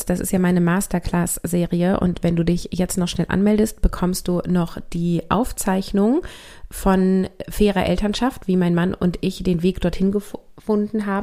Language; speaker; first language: German; native; German